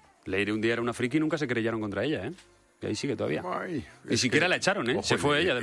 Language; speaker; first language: Spanish; native; Spanish